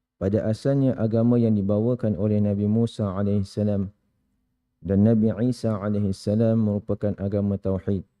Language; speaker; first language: Malay; native; Malay